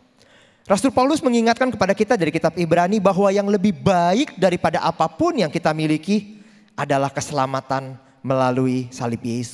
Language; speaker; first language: Indonesian; native; Indonesian